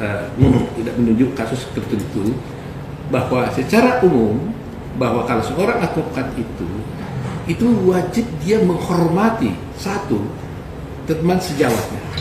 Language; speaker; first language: Indonesian; native; Indonesian